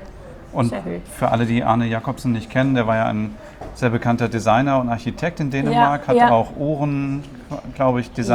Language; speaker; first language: German; native; German